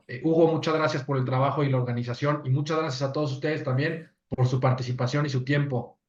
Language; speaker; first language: Spanish; native; Spanish